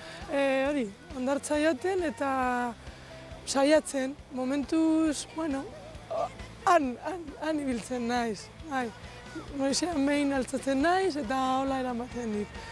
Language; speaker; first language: Basque; non-native, local second language; Spanish